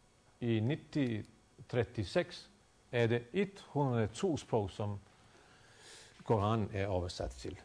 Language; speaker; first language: Danish; non-native, fluent; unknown